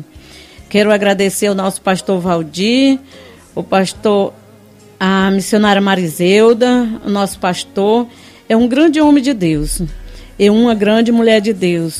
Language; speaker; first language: Portuguese; native; Portuguese